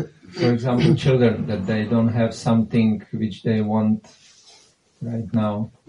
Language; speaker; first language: English; non-native, fluent; Czech